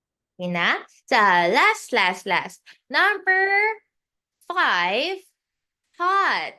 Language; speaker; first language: Filipino; native; Filipino